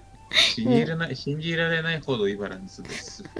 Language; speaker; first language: Japanese; non-native, learner; Spanish